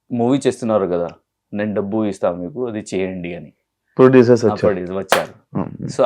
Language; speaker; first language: Telugu; non-native, learner; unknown